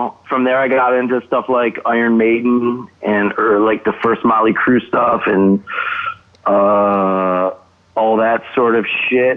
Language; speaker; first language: English; native; English